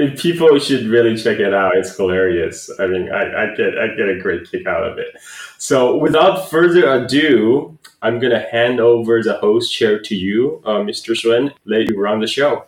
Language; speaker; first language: English; non-native, fluent; Chinese